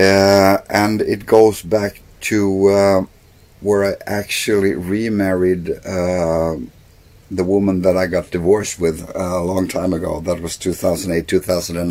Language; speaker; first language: English; non-native, fluent; Swedish